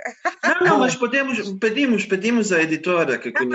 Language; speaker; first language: Portuguese; non-native, fluent; Croatian